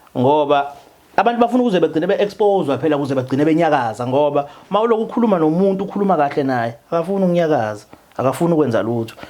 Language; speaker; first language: Zulu; native; Zulu